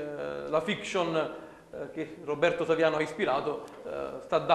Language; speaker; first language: Italian; native; Italian